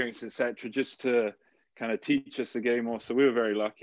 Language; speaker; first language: English; native; English